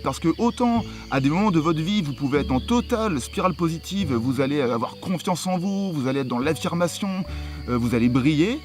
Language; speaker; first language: French; native; French